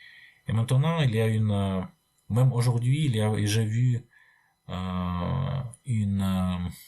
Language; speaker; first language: French; non-native, fluent; Russian